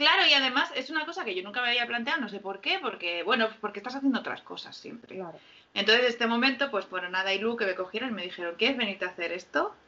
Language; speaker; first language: Spanish; native; Spanish